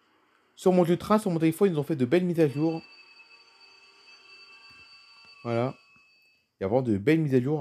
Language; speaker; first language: French; native; French